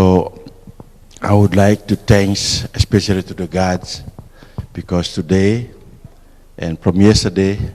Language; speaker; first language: English; non-native, fluent; Indonesian